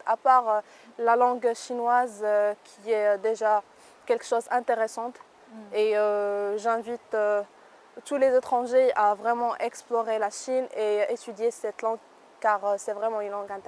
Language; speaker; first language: French; non-native, local second language; Arabic